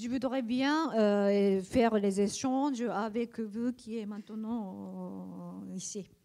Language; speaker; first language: French; non-native, learner; Japanese